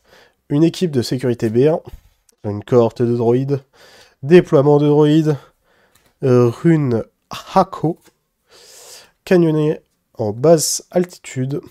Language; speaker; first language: French; native; French